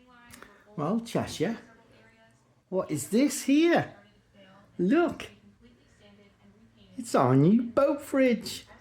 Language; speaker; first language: English; native; English